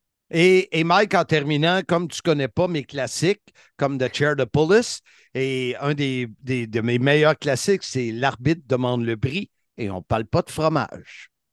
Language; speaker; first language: French; native; French